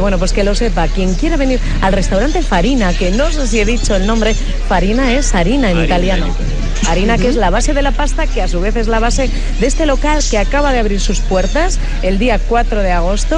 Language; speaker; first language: Spanish; native; Spanish